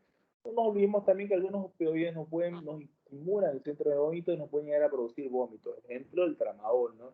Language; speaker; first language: Spanish; native; Spanish